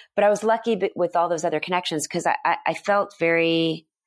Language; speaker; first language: English; native; English